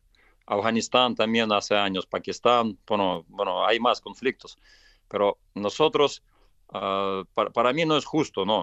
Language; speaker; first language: Spanish; non-native, fluent; Russian